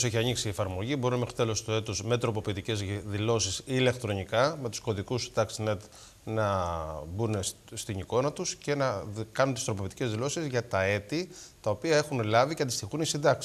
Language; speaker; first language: Greek; native; Greek